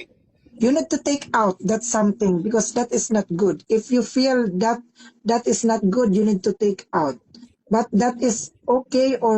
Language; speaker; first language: English; non-native, learner; Filipino